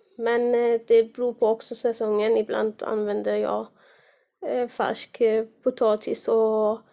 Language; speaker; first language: Swedish; non-native, fluent; Arabic